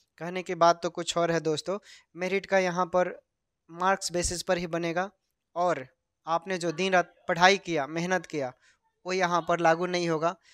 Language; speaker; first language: Hindi; native; Hindi